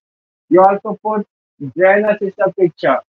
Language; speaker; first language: English; non-native, learner; Urdu